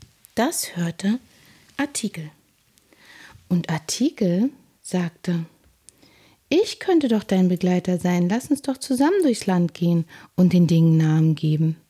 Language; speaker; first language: German; native; German